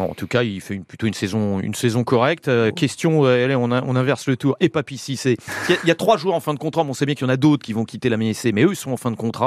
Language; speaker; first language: French; native; French